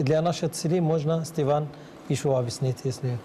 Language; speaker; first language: Russian; non-native, learner; Arabic